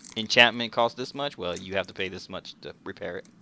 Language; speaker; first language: English; native; English